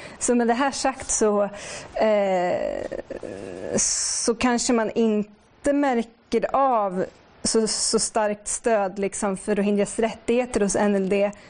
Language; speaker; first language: Swedish; native; Swedish